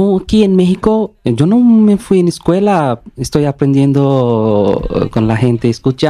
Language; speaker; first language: Spanish; non-native, learner; Bangla